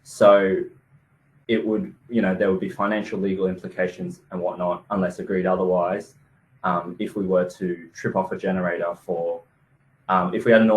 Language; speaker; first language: English; native; English